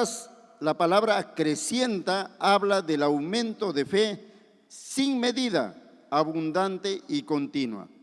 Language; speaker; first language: Spanish; native; Spanish